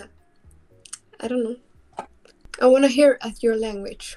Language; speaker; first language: English; non-native, learner; Swedish